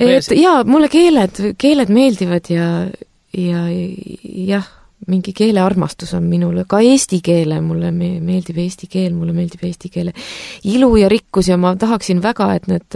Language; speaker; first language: Estonian; native; Estonian